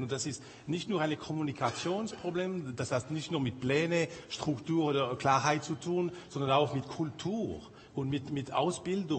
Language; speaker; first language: German; non-native, local second language; French